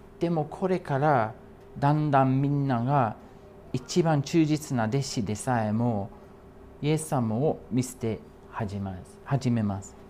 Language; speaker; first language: Japanese; non-native, fluent; English